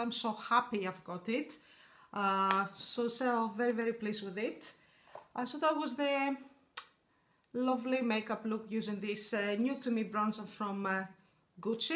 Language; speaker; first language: English; non-native, fluent; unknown